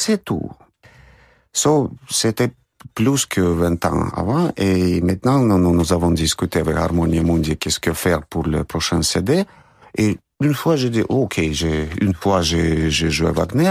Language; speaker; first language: French; non-native, fluent; Russian